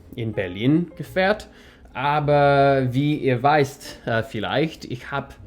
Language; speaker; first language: German; non-native, learner; English